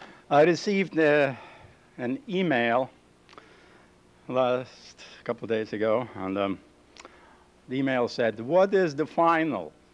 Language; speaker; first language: English; non-native, fluent; Lithuanian